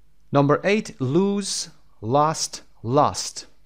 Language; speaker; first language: English; non-native, fluent; Persian